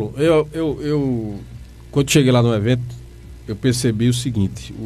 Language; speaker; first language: Portuguese; native; Portuguese